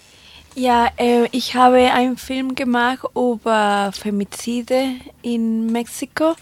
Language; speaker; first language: German; non-native, fluent; Spanish